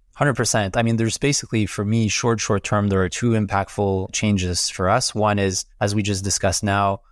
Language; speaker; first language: English; non-native, fluent; French